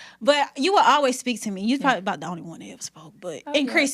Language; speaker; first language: English; native; English